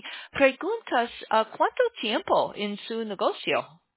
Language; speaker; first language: Spanish; non-native, learner; English